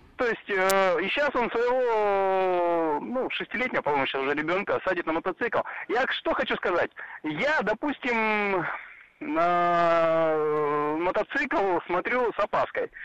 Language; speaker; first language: Russian; native; Russian